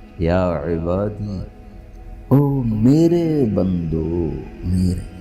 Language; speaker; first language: Urdu; non-native, local second language; Punjabi